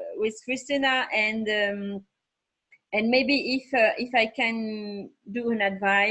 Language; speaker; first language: English; non-native, learner; French